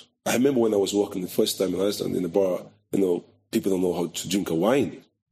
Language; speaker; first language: English; non-native, fluent; Portuguese